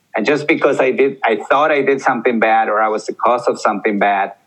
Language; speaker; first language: English; early bilingual, other home language; Spanish